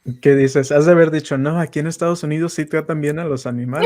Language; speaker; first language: Spanish; native; Spanish